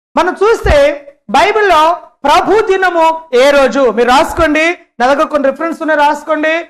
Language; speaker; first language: Telugu; non-native, local second language; Lambadi